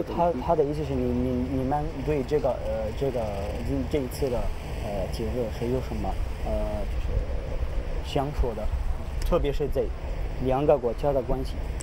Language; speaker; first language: Chinese; non-native, fluent; Arabic